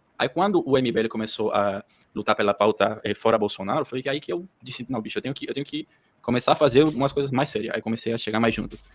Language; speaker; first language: Portuguese; early bilingual, heritage; Portuguese